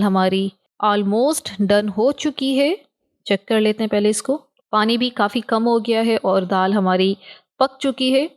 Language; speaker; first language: Hindi; native; Hindi